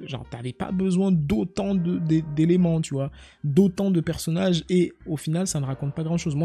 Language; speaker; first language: French; native; French